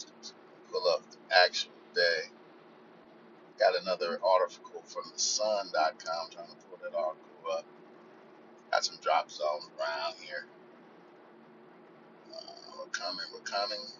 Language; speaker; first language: English; native; English